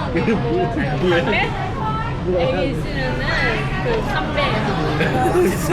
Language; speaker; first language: Korean; non-native, fluent; Vietnamese